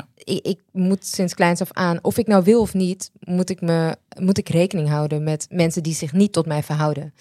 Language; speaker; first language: Dutch; native; Dutch